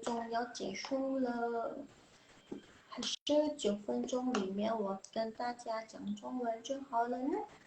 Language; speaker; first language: Chinese; non-native, fluent; Indonesian